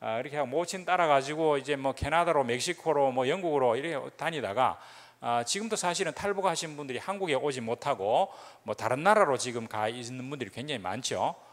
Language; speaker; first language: Korean; native; Korean